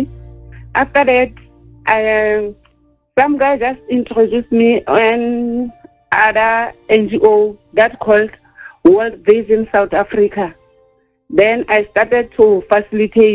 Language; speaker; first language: English; non-native, local second language; Southern Sotho